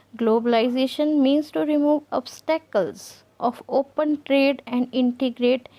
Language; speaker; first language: English; non-native, local second language; Punjabi